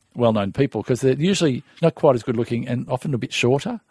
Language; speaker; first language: English; native; English